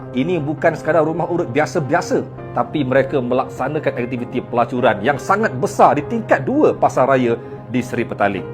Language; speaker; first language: Malay; native; Malay